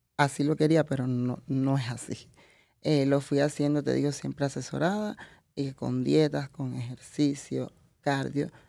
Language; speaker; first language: Spanish; native; Spanish